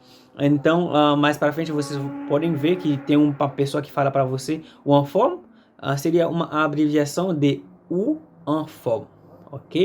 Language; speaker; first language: Portuguese; non-native, fluent; Haitian Creole